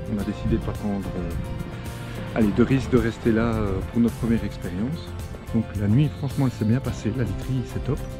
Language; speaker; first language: French; native; French